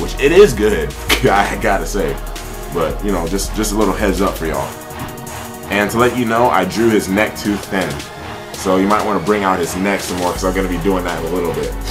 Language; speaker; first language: English; native; English